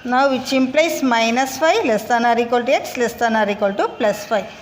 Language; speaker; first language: English; non-native, local second language; Tamil